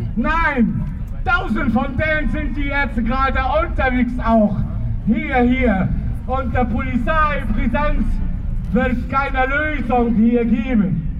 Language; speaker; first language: German; non-native, learner; Arabic